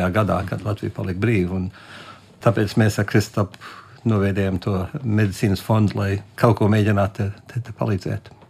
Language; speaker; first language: Latvian; early bilingual, heritage; Latvian